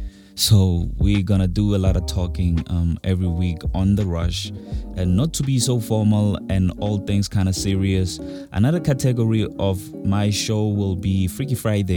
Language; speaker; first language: English; non-native, local second language; Tswana